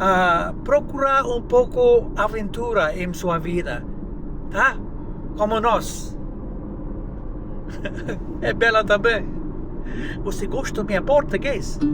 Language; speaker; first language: Portuguese; non-native, learner; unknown